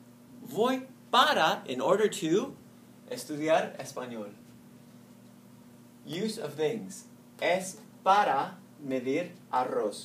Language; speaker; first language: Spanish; non-native, fluent; English